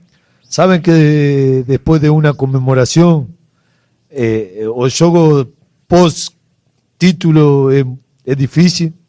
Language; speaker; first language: Portuguese; non-native, local second language; Spanish